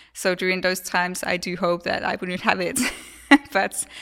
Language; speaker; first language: English; non-native, fluent; Finnish